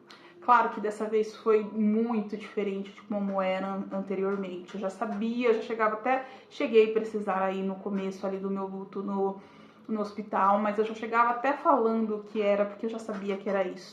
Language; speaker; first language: Portuguese; native; Portuguese